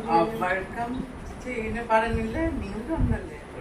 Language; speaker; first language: Malayalam; non-native, learner; Assamese